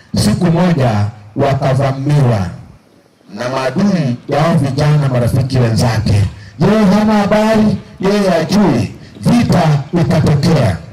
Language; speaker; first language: Swahili; non-native, local second language; Gusii